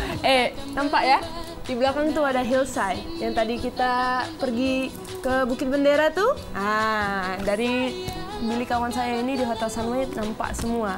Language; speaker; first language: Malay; non-native, local second language; Indonesian